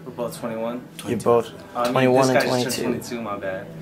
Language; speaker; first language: English; native; English